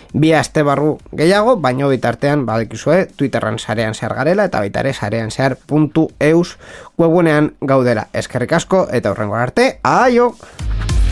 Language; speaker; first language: Basque; non-native, local second language; Spanish